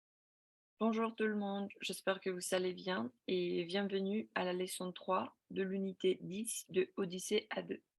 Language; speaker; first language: French; non-native, fluent; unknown